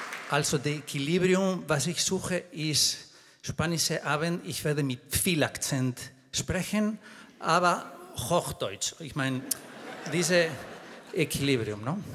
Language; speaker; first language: German; non-native, fluent; Spanish